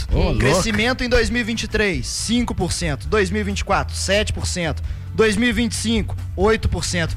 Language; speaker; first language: Portuguese; native; Portuguese